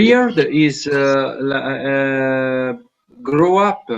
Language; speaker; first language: English; non-native, learner; Italian